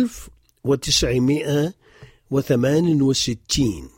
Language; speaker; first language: Arabic; non-native, fluent; French